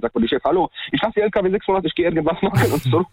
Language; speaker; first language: German; non-native, learner; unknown